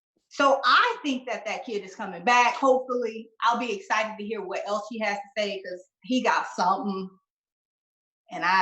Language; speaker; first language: English; native; English